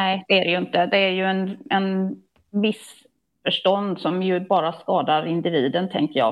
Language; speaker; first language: Swedish; native; Swedish